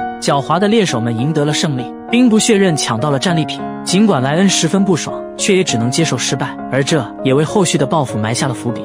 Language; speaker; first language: Chinese; native; Chinese